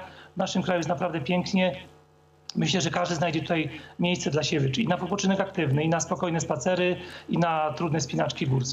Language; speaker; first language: Polish; native; Polish